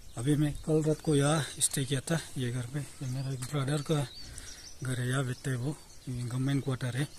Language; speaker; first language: Hindi; non-native, local second language; Adi